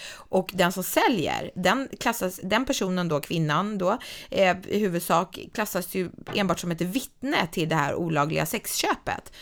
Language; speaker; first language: Swedish; native; Swedish